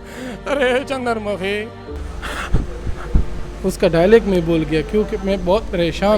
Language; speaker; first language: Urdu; non-native, local second language; Pashto